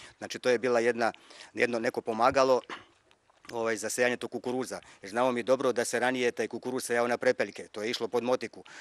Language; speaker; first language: Croatian; non-native, local second language; Slovak